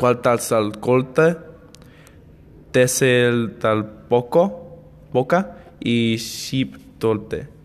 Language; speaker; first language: Spanish; non-native, learner; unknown